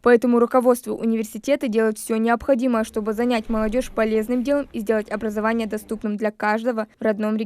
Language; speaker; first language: Russian; native; Russian